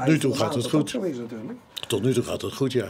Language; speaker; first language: Dutch; native; Dutch